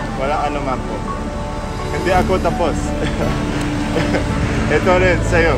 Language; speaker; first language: Filipino; non-native, learner; Arabic